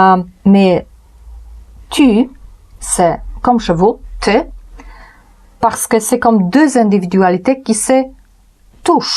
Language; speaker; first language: French; non-native, fluent; Polish